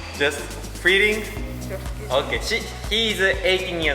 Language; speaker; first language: English; non-native, learner; Japanese